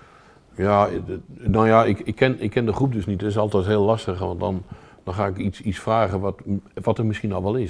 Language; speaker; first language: Dutch; native; Dutch